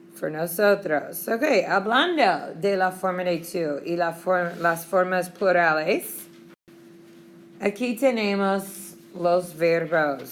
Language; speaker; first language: Spanish; non-native, fluent; English